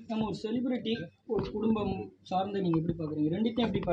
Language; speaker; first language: Tamil; native; Tamil